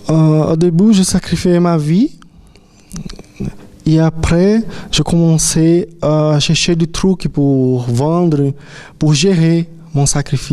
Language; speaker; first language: French; non-native, fluent; Portuguese